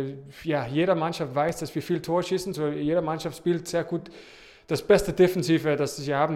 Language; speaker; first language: German; non-native, fluent; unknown